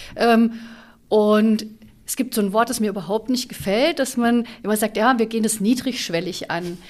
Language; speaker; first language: German; native; German